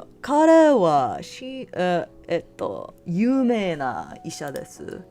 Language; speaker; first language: Japanese; non-native, learner; English